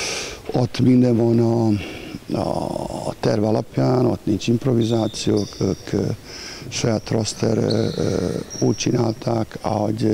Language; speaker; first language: Hungarian; non-native, fluent; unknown